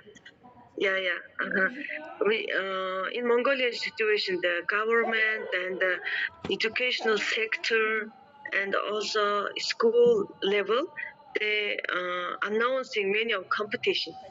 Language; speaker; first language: English; non-native, learner; Mongolian